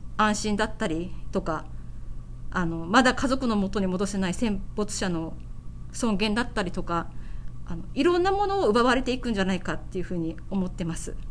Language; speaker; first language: Japanese; native; Japanese